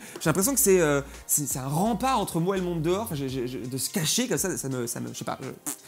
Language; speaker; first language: French; native; French